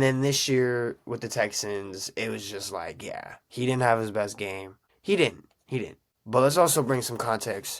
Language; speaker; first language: English; native; English